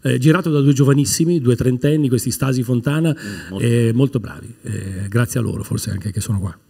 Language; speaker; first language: Italian; native; Italian